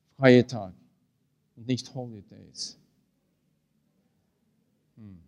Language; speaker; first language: German; non-native, learner; Norwegian